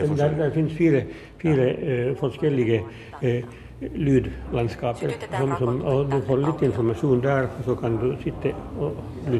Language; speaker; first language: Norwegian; non-native, fluent; Finnish